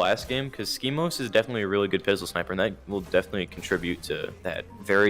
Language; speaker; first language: English; native; English